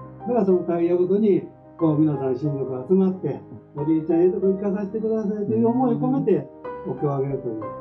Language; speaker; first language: Japanese; native; Japanese